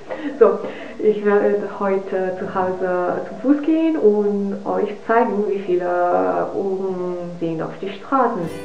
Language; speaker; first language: German; non-native, learner; Italian